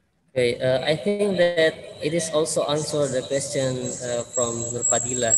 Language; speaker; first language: English; non-native, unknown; Indonesian